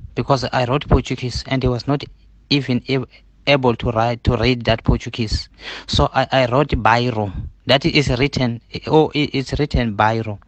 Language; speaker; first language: English; non-native, learner; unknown